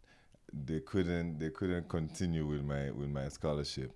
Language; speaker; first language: English; non-native, fluent; French